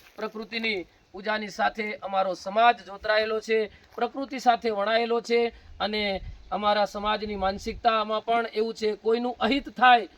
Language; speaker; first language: Gujarati; non-native, local second language; Bhili